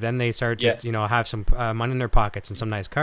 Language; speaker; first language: English; native; English